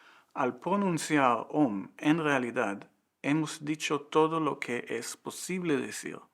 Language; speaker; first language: Spanish; non-native, fluent; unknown